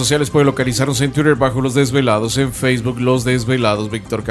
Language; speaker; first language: Spanish; native; Spanish